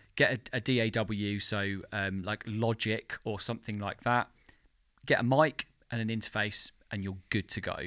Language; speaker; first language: English; native; English